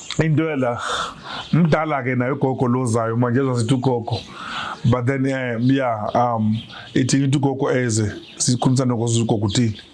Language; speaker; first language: Zulu; native; Zulu